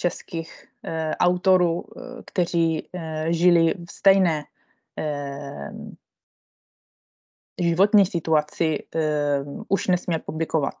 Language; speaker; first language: Czech; non-native, fluent; Italian